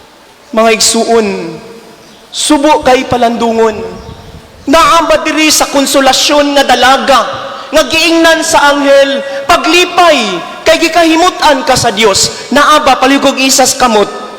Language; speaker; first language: Cebuano; native; Cebuano